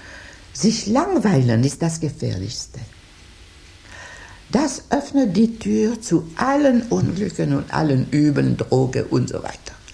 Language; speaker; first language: German; non-native, fluent; French